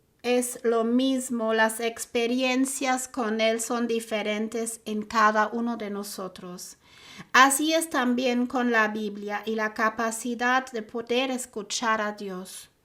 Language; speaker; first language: Spanish; non-native, fluent; German